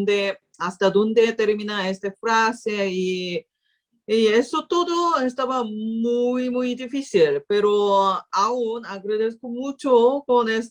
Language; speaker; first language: Spanish; non-native, learner; Korean